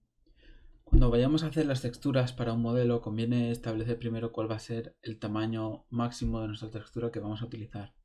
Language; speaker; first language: Spanish; native; Spanish